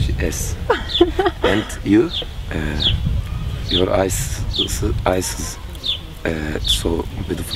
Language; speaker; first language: English; non-native, learner; Turkish